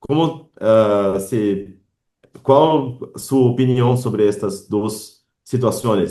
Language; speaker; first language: Spanish; non-native, learner; Portuguese